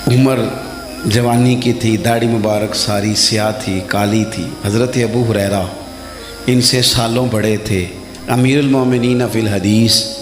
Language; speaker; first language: Urdu; non-native, local second language; Punjabi